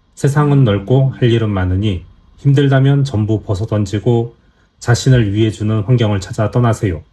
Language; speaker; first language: Korean; native; Korean